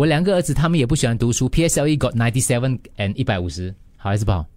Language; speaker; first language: Chinese; native; Chinese